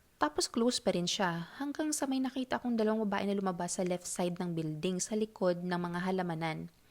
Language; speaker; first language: Filipino; native; Filipino